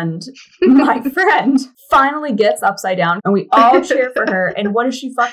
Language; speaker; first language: English; native; English